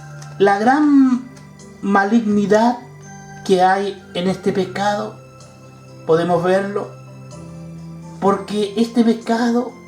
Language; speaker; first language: Spanish; native; Spanish